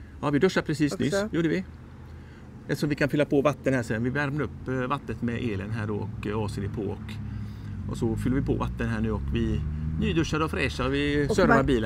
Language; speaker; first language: Swedish; native; Swedish